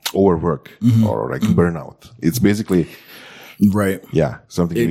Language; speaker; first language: English; non-native, fluent; Croatian